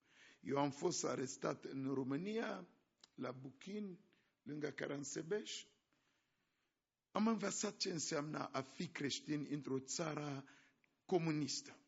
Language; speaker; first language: Romanian; non-native, fluent; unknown